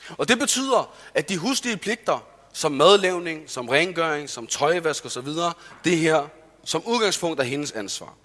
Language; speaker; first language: Danish; early bilingual, other home language; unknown